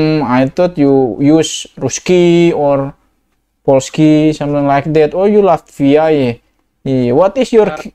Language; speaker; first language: English; non-native, learner; Indonesian